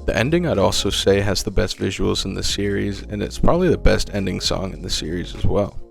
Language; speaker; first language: English; native; English